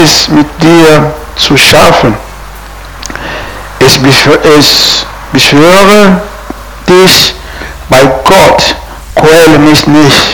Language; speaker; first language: German; non-native, fluent; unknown